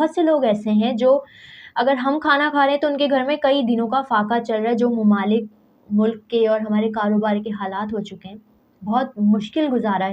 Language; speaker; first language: Urdu; native; Urdu